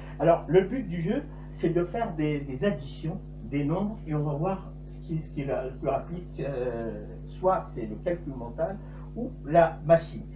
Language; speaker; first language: French; non-native, local second language; Arabic